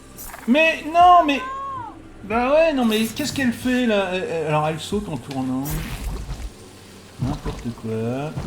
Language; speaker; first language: French; native; French